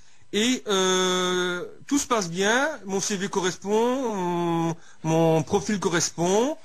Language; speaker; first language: French; native; French